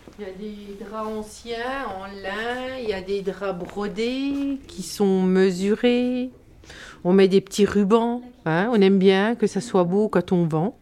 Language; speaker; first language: French; native; French